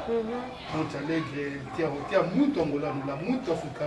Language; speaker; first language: Portuguese; non-native, learner; Lingala